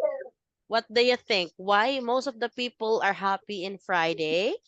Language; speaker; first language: English; non-native, fluent; Filipino